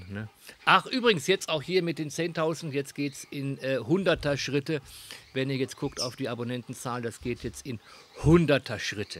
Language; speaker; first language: German; native; German